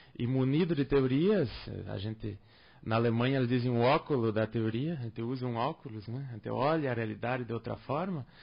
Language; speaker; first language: Portuguese; non-native, local second language; German